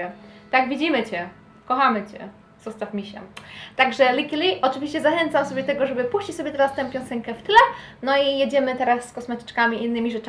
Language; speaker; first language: Polish; native; Polish